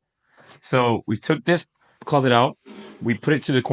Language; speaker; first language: English; native; English